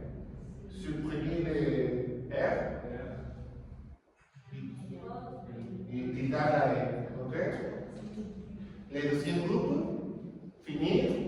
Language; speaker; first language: French; non-native, learner; Spanish